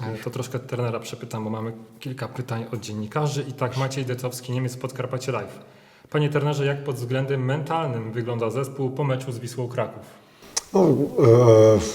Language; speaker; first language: Polish; native; Polish